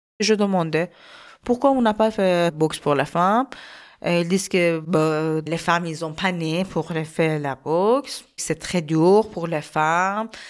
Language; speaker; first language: French; non-native, learner; Persian